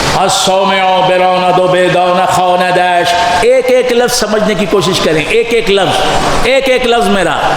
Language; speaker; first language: Urdu; native; Urdu